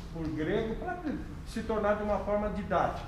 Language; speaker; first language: Portuguese; native; Portuguese